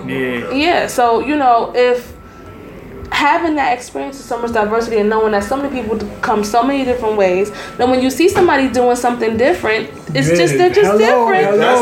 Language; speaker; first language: English; native; English